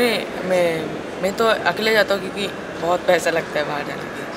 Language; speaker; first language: Hindi; non-native, local second language; Bangla